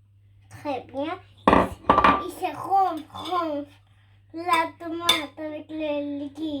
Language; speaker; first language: French; early bilingual, heritage; French